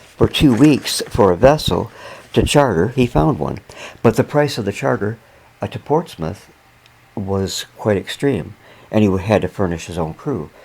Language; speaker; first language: English; native; English